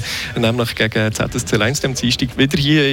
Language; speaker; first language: German; native; German